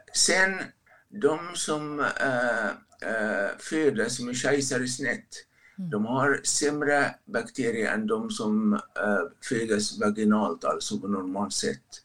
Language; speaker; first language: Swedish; non-native, fluent; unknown